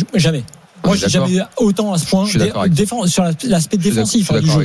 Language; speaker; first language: French; native; French